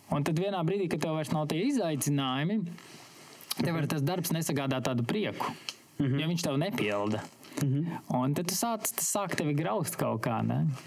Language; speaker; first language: Latvian; native; Latvian